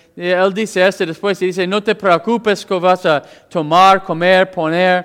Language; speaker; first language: Spanish; non-native, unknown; English